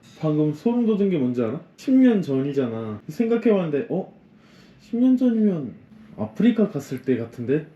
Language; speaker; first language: Korean; native; Korean